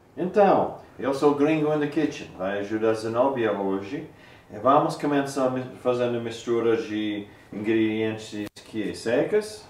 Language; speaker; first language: Portuguese; non-native, learner; English